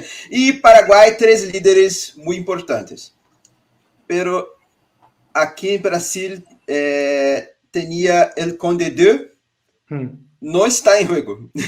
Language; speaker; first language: Spanish; non-native, learner; Portuguese